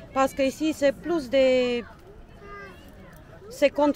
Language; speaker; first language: French; non-native, learner; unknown